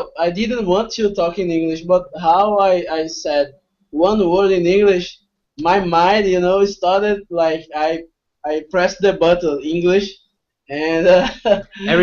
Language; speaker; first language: English; non-native, fluent; Portuguese